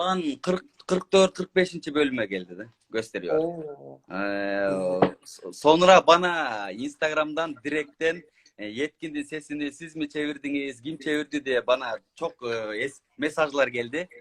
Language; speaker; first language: Turkish; non-native, learner; Kyrgyz